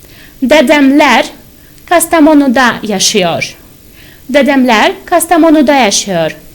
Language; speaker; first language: Turkish; non-native, fluent; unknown